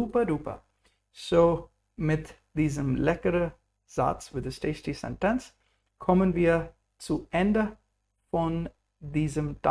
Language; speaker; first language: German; non-native, fluent; English